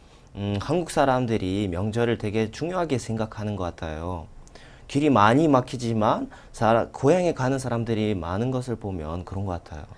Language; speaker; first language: Korean; non-native, fluent; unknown